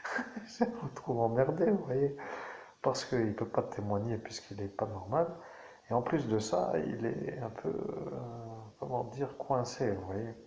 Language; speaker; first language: French; native; French